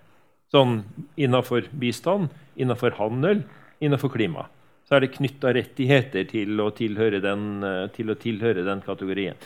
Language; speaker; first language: Norwegian; native; Norwegian